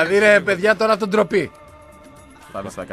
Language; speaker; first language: Greek; native; Greek